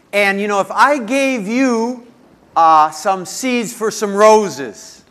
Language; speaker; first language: English; native; English